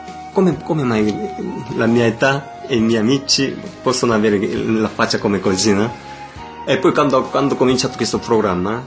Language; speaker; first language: Italian; non-native, learner; Korean